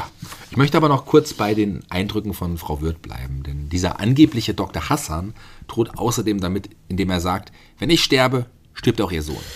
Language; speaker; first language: German; native; German